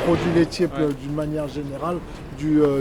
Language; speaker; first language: French; native; French